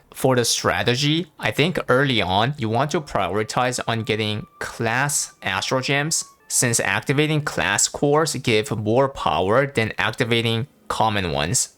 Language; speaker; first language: English; non-native, fluent; Korean